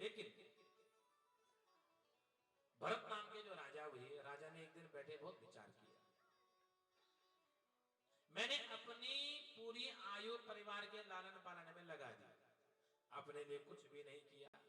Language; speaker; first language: Hindi; native; Hindi